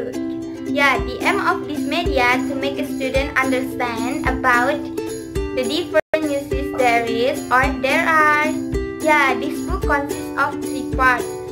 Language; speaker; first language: English; non-native, learner; Indonesian